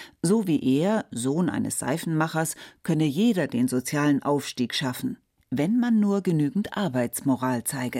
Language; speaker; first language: German; native; German